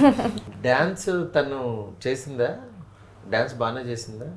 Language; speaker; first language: Telugu; native; Telugu